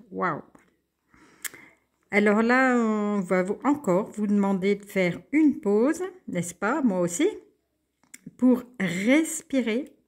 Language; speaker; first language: French; native; French